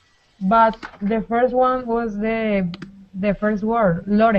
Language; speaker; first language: English; non-native, learner; Spanish